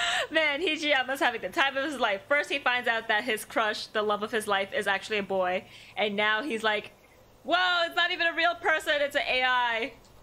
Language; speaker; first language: English; native; English